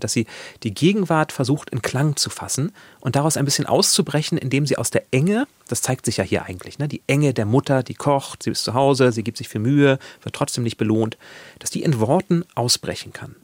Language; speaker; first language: German; native; German